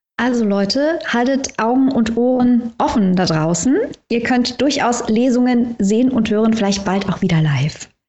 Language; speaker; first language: German; native; German